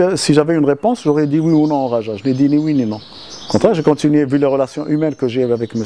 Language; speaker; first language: French; non-native, local second language; Arabic